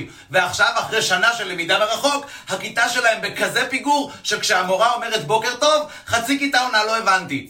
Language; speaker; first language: Hebrew; native; Hebrew